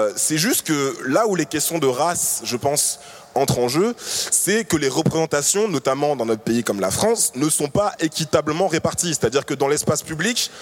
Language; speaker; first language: French; native; French